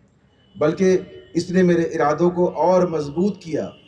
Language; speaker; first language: Hindi; native; Hindi